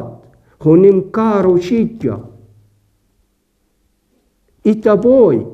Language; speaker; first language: Hungarian; non-native, fluent; Arabic